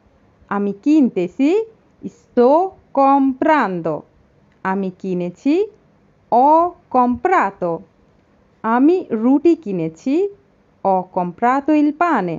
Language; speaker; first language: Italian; non-native, fluent; Bangla